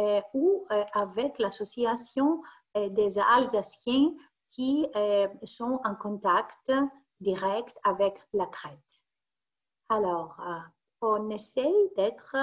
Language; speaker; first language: French; non-native, fluent; Greek